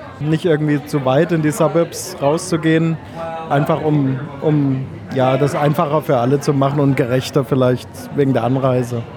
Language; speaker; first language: German; native; German